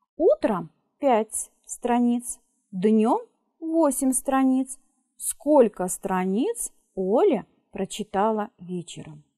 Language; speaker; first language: Russian; native; Russian